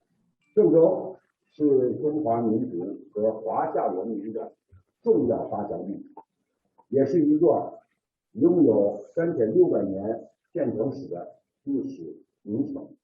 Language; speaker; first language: Chinese; native; Chinese